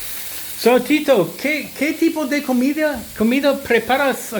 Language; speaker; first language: Spanish; non-native, fluent; English